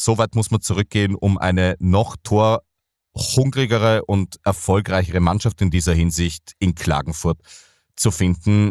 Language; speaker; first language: German; native; German